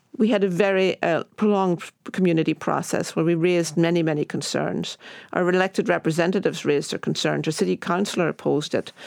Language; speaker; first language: English; native; English